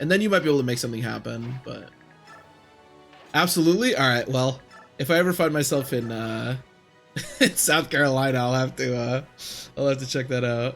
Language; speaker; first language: English; native; English